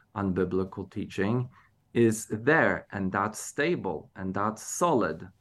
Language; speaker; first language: English; non-native, fluent; Polish